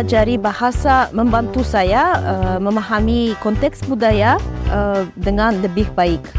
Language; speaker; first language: Indonesian; non-native, fluent; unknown